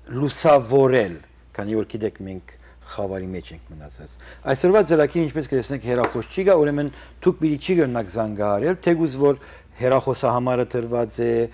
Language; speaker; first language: Armenian; early bilingual, heritage; Armenian